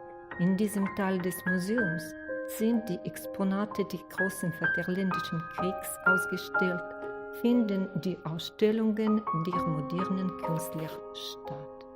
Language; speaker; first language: German; non-native, learner; Russian